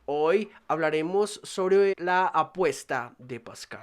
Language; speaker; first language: Spanish; native; Spanish